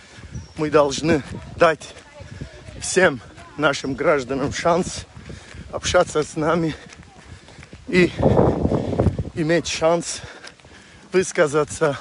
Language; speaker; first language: Russian; non-native, local second language; Azerbaijani